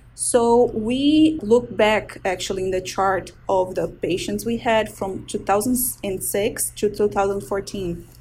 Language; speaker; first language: English; non-native, fluent; Portuguese